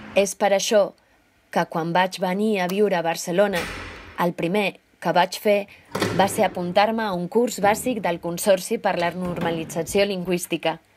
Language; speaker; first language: Catalan; non-native, local second language; Spanish